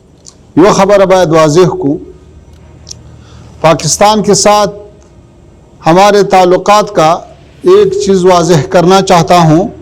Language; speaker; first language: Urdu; non-native, fluent; Pashto